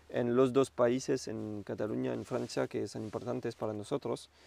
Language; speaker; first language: Spanish; non-native, learner; French